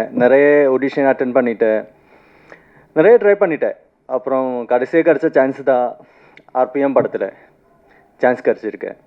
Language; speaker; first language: Tamil; non-native, fluent; Malayalam